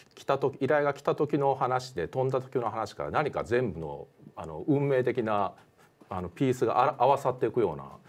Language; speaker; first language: Japanese; native; Japanese